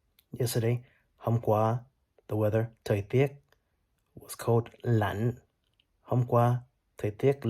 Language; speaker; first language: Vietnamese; early bilingual, heritage; Vietnamese